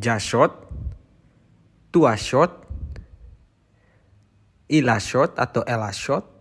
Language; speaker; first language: French; non-native, fluent; Indonesian